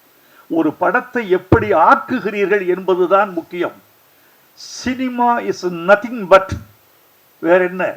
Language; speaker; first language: Tamil; native; Tamil